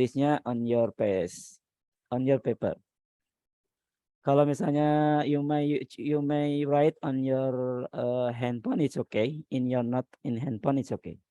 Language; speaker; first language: English; non-native, learner; Indonesian